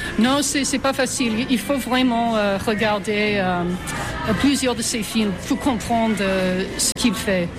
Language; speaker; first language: French; non-native, fluent; English